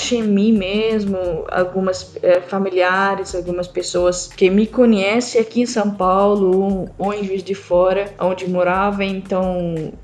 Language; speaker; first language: Portuguese; non-native, fluent; Arabic